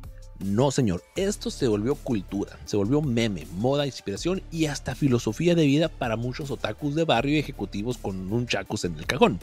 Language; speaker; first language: Spanish; native; Spanish